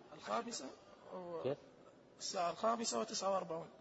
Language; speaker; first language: Arabic; native; Arabic